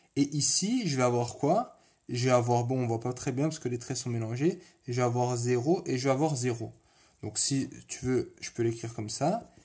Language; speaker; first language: French; native; French